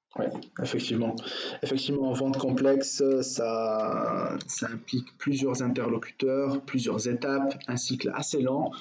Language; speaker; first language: French; non-native, local second language; Arabic